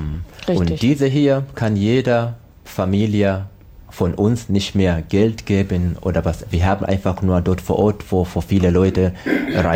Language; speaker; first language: German; non-native, learner; Swahili